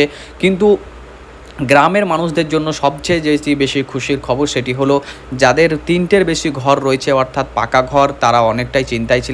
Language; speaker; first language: Bangla; native; Bangla